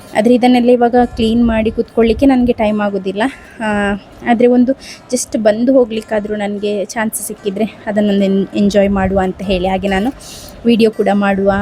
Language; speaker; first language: Kannada; native; Kannada